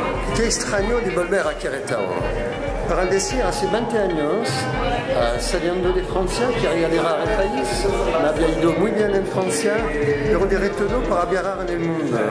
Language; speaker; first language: Spanish; non-native, fluent; French